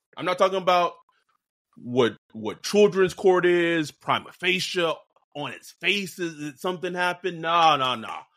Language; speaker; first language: English; native; English